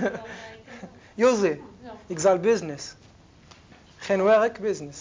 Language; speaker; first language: Dutch; non-native, learner; Arabic